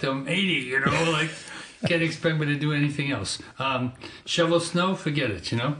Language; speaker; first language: English; native; English